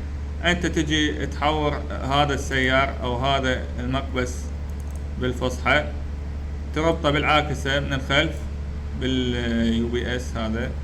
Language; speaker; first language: Arabic; native; Arabic